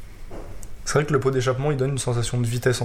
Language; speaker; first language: French; native; French